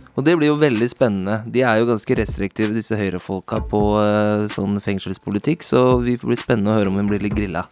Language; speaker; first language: Norwegian; native; Norwegian